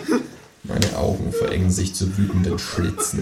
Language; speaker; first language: German; native; German